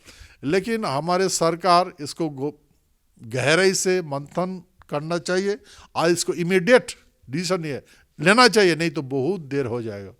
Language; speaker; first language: Hindi; non-native, local second language; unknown